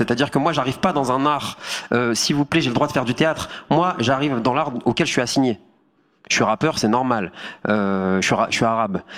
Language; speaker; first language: French; native; French